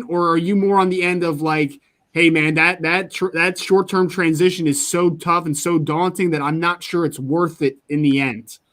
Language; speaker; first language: English; native; English